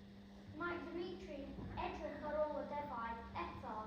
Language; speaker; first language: Welsh; non-native, local second language; English